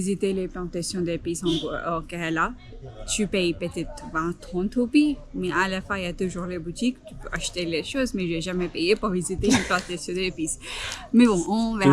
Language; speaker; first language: French; non-native, fluent; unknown